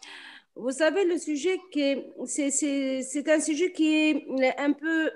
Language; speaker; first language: French; non-native, local second language; Arabic